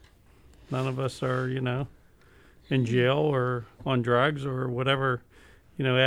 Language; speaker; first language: English; native; English